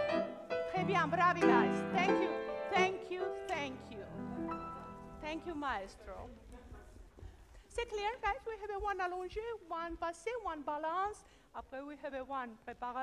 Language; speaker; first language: English; non-native, learner; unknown